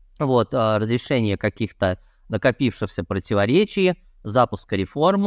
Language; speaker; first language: Russian; native; Russian